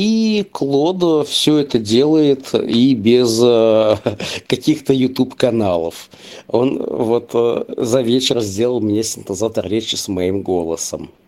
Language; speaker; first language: Russian; native; Russian